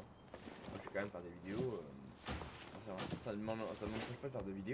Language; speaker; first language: French; native; French